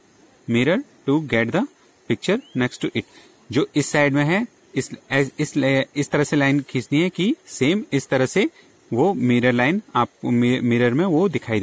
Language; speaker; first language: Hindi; native; Hindi